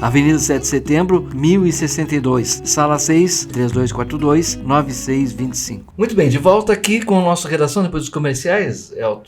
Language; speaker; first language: Portuguese; native; Portuguese